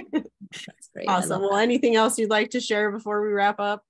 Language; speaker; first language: English; native; English